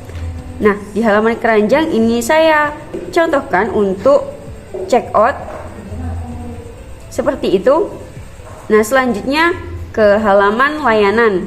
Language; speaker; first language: Indonesian; native; Indonesian